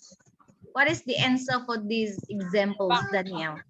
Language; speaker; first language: English; non-native, learner; Indonesian